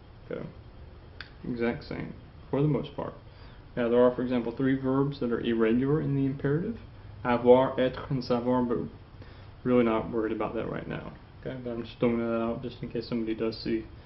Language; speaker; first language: English; native; English